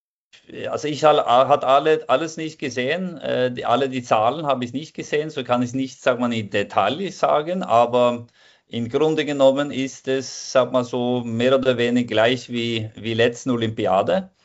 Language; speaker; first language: German; non-native, fluent; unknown